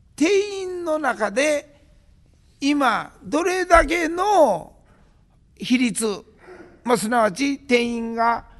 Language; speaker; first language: Japanese; native; Japanese